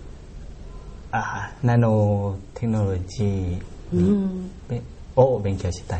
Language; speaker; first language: Japanese; non-native, learner; Thai